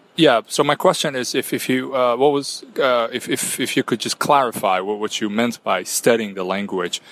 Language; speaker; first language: English; non-native, fluent; Persian